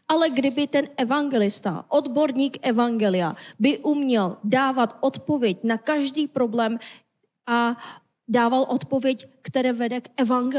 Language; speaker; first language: Czech; non-native, fluent; Korean